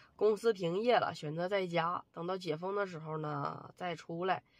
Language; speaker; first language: Chinese; native; Chinese